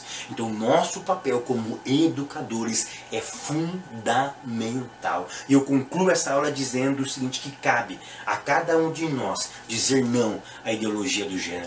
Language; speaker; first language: Portuguese; native; Portuguese